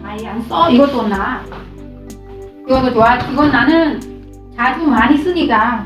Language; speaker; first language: Korean; non-native, fluent; Vietnamese